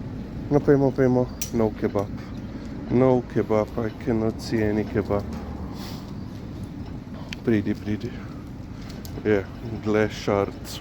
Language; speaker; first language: English; non-native, fluent; Slovenian